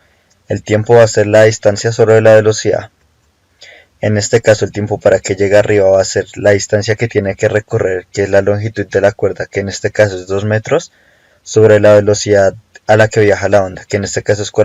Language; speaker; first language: Spanish; native; Spanish